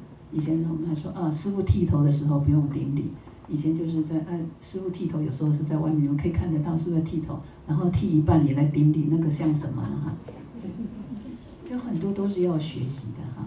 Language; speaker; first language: Chinese; native; Chinese